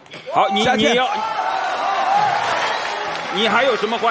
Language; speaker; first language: Chinese; native; Chinese